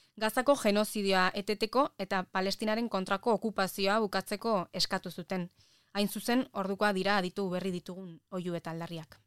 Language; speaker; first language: Basque; native; Basque